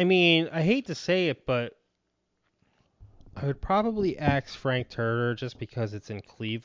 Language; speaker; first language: English; native; English